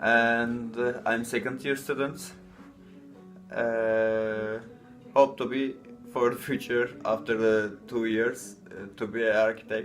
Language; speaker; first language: English; non-native, fluent; Turkish